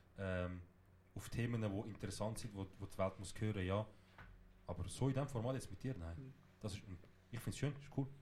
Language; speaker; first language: German; early bilingual, other home language; Kurdish